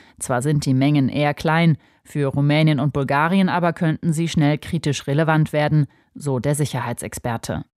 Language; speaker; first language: German; native; German